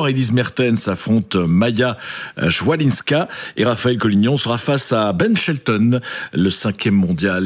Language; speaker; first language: French; native; French